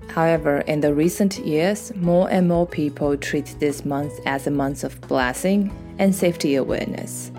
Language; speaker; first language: English; non-native, fluent; Chinese